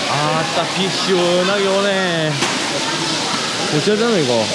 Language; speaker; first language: Korean; native; Korean